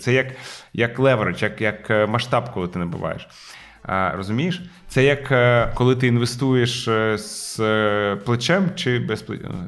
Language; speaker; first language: Ukrainian; non-native, local second language; Russian